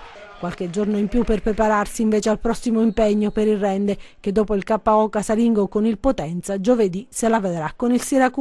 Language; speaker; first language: Italian; native; Italian